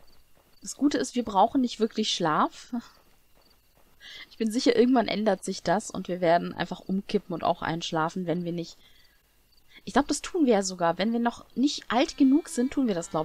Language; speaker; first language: German; native; German